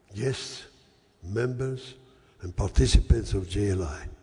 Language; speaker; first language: English; non-native, fluent; Yiddish